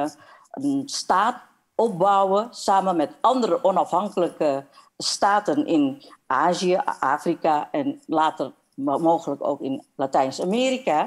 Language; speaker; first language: Dutch; non-native, fluent; Indonesian